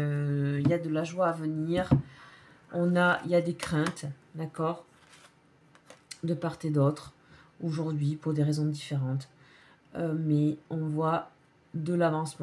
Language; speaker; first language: French; native; French